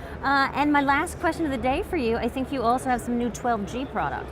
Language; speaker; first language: English; native; English